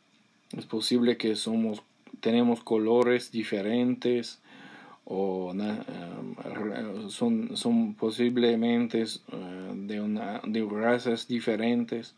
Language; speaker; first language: Spanish; non-native, fluent; English